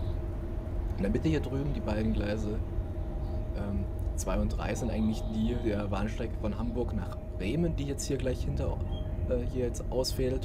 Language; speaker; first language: German; native; German